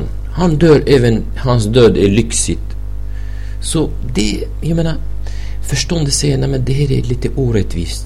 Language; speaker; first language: Swedish; non-native, fluent; Arabic